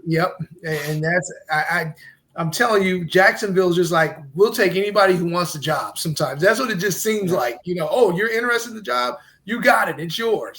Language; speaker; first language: English; native; English